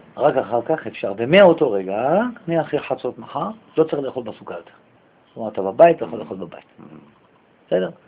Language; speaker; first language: Hebrew; native; Hebrew